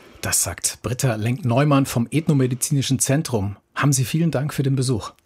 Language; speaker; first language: German; native; German